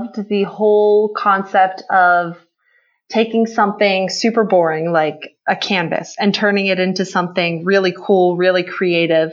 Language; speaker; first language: English; native; English